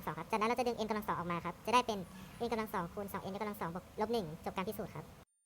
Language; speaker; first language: Thai; native; Thai